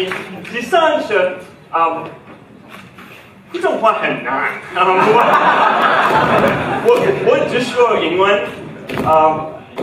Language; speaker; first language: Chinese; non-native, learner; English